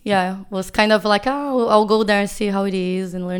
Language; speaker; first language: English; non-native, fluent; Portuguese